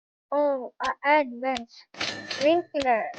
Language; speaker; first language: English; non-native, learner; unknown